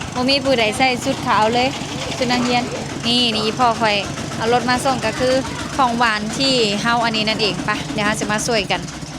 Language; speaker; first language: Thai; non-native, local second language; Lao